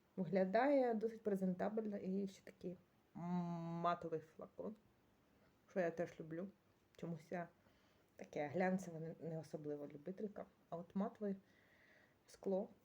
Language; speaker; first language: Ukrainian; native; Ukrainian